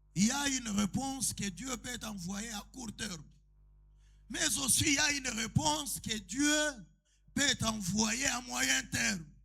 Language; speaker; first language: French; non-native, local second language; Swahili